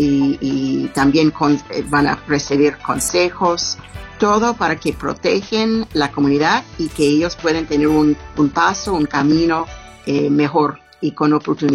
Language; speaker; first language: Spanish; non-native, fluent; English